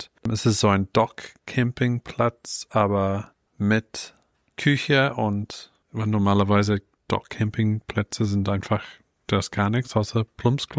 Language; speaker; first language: German; non-native, fluent; English